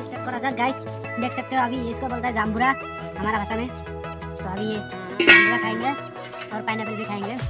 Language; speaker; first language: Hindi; non-native, local second language; Garo